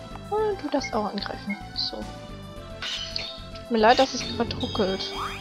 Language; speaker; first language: German; native; German